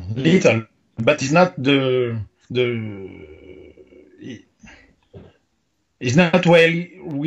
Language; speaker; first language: English; non-native, learner; French